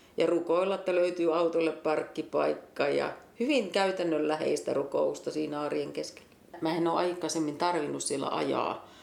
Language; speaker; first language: Finnish; native; Finnish